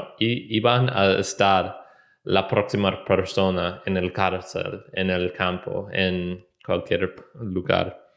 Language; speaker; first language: Spanish; non-native, learner; English